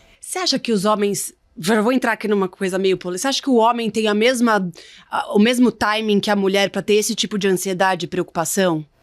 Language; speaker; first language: Portuguese; native; Portuguese